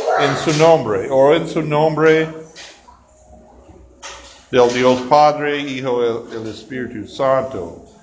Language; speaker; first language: Spanish; non-native, learner; English